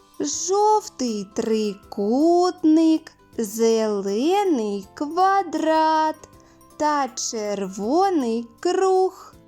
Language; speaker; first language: Ukrainian; native; Ukrainian